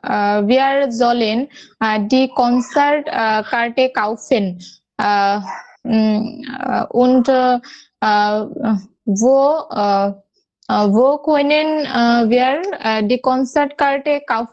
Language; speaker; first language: German; non-native, learner; Bangla